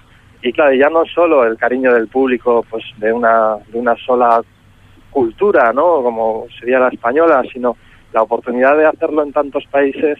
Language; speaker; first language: Spanish; native; Spanish